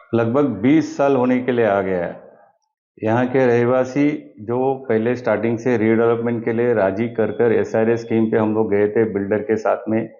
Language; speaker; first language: Hindi; non-native, local second language; Tamil